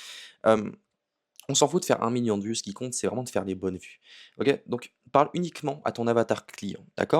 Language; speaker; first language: French; native; French